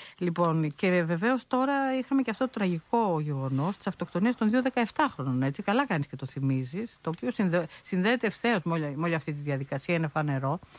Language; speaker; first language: Greek; native; Greek